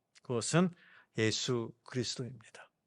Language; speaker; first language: Korean; native; Korean